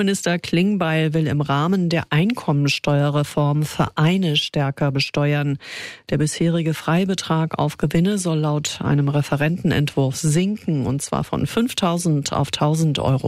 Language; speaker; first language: German; native; German